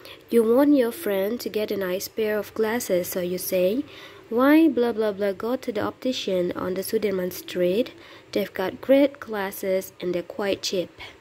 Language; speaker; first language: English; non-native, fluent; Indonesian